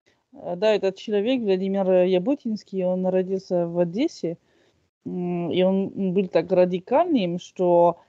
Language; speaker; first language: Russian; non-native, fluent; French